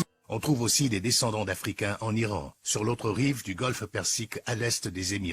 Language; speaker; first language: French; native; French